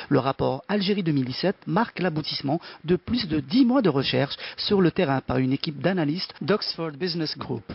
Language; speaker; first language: French; non-native, local second language; Arabic